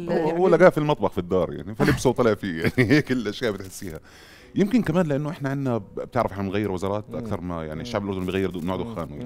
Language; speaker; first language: Arabic; native; Arabic